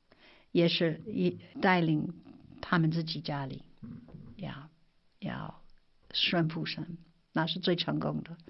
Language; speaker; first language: Chinese; non-native, fluent; English